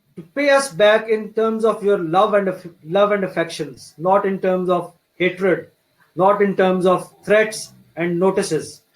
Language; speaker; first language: English; non-native, local second language; Urdu